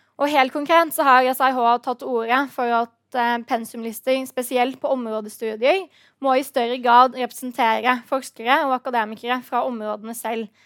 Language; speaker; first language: Norwegian; native; Norwegian